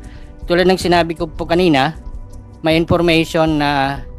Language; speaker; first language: Filipino; native; Filipino